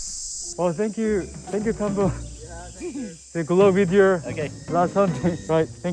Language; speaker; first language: English; non-native, learner; Korean